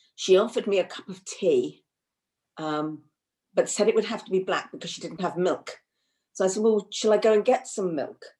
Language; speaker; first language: English; early bilingual, other home language; Hindi